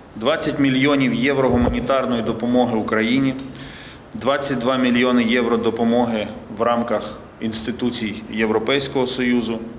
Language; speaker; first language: Ukrainian; native; Ukrainian